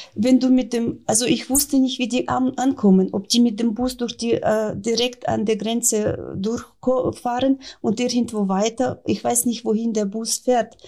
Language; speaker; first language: German; non-native, fluent; Ukrainian